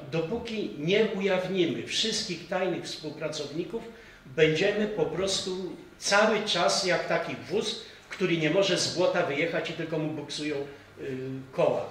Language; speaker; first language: Polish; native; Polish